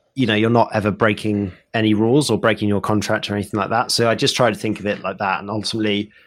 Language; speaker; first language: English; native; English